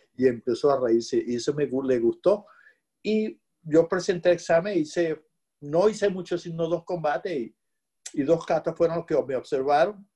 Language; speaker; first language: Spanish; native; Spanish